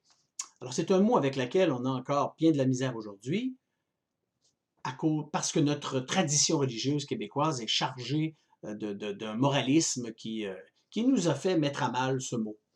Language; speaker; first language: French; native; French